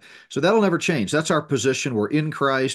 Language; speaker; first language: English; native; English